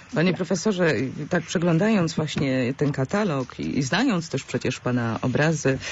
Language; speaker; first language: Polish; native; Polish